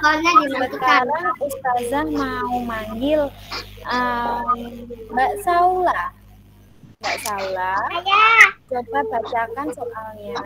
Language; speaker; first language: Indonesian; native; Indonesian